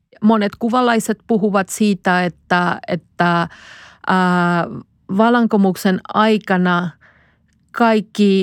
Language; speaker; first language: Finnish; non-native, fluent; Spanish